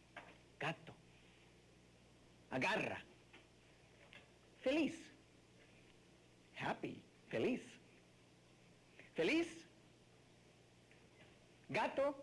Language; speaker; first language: Spanish; non-native, fluent; English